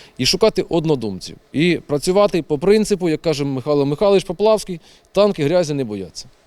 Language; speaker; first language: Ukrainian; native; Ukrainian